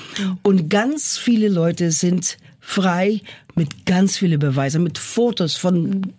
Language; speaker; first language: German; non-native, fluent; Portuguese